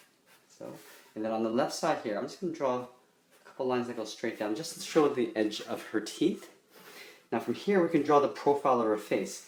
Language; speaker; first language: English; native; English